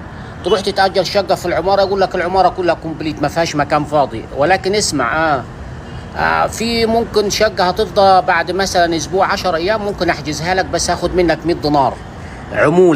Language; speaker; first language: Arabic; native; Arabic